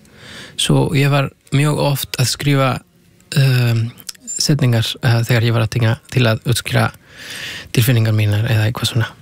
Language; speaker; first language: Icelandic; non-native, fluent; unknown